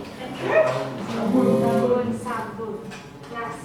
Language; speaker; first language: English; non-native, learner; Indonesian